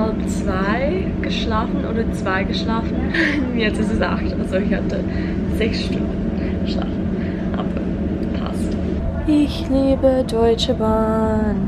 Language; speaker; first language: German; non-native, learner; English